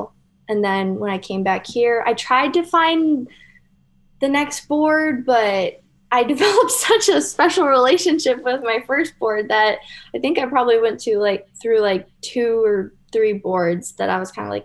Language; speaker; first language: English; native; English